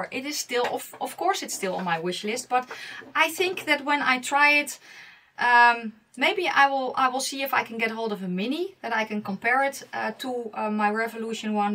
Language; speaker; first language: English; non-native, fluent; Dutch